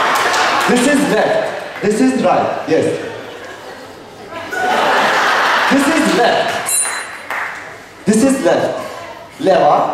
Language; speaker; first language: English; non-native, learner; Arabic